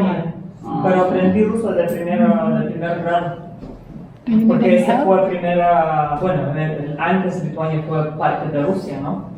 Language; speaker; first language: Spanish; non-native, fluent; Lithuanian